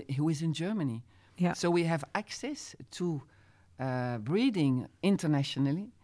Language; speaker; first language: English; non-native, fluent; Dutch